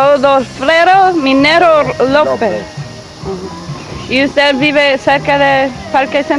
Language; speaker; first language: Spanish; non-native, learner; English